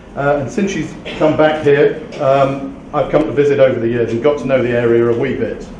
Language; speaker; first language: English; native; English